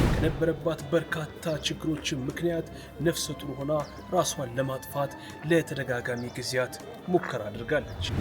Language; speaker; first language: Amharic; native; Amharic